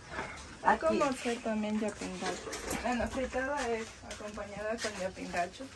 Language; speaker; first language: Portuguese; non-native, learner; Spanish